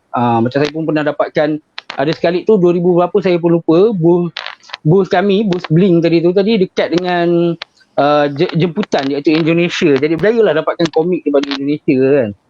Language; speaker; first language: Malay; native; Malay